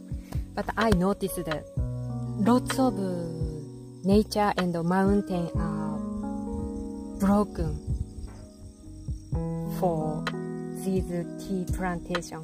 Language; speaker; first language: English; non-native, learner; Japanese